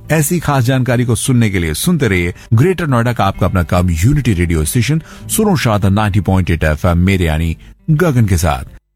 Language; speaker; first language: Hindi; native; Hindi